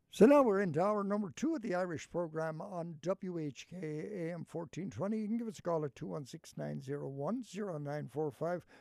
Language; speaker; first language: English; native; English